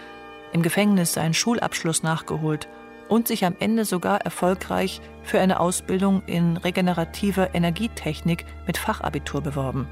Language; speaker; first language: German; native; German